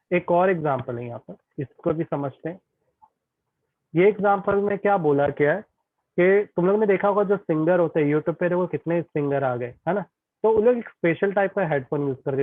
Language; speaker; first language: Hindi; native; Hindi